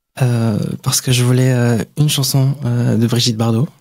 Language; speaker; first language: French; non-native, fluent; Chinese